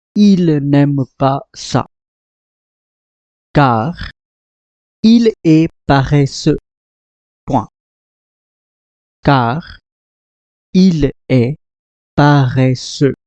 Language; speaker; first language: French; non-native, fluent; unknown